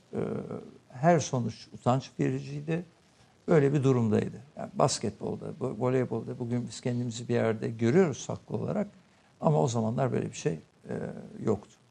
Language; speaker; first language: Turkish; native; Turkish